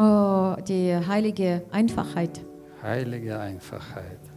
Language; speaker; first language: German; non-native, fluent; Russian